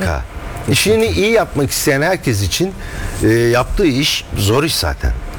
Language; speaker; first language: Turkish; native; Turkish